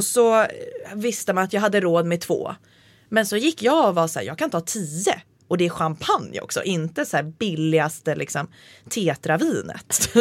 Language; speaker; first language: Swedish; native; Swedish